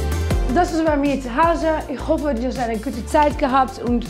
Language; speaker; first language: German; non-native, fluent; Dutch